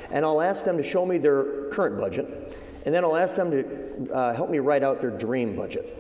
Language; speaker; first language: English; native; English